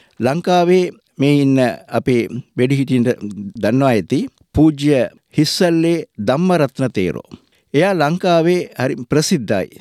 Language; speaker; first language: Sinhala; non-native, local second language; Tamil